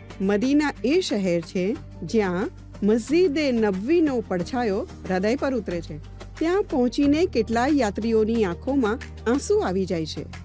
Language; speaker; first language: Gujarati; native; Gujarati